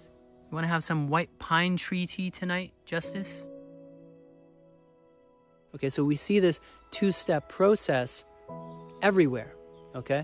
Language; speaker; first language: English; native; English